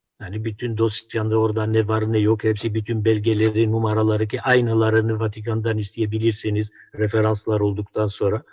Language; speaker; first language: Turkish; non-native, local second language; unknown